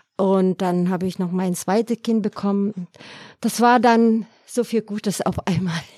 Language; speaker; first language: German; non-native, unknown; Vietnamese